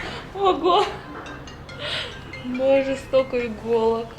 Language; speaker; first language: Russian; native; Russian